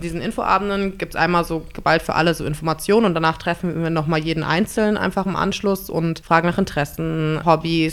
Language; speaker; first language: German; native; German